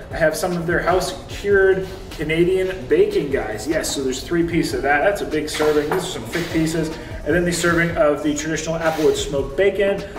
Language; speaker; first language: English; native; English